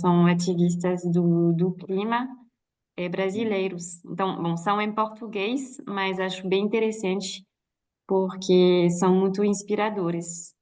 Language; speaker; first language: Portuguese; non-native, fluent; French